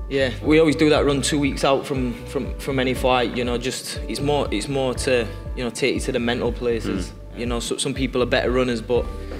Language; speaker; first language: English; native; English